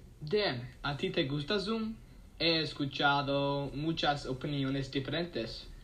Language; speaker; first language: Spanish; non-native, learner; English